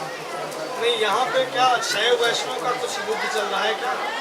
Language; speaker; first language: Hindi; native; Hindi